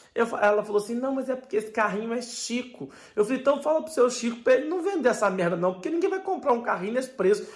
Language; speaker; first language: Portuguese; native; Portuguese